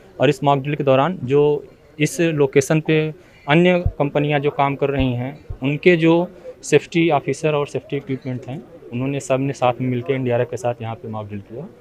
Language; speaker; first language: Hindi; native; Hindi